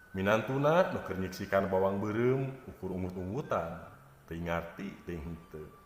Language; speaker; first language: Sundanese; native; Sundanese